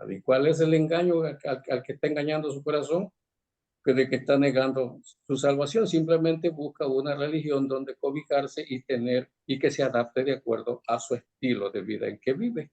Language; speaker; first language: Spanish; native; Spanish